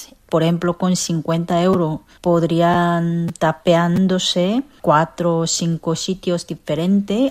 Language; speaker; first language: Spanish; non-native, fluent; Korean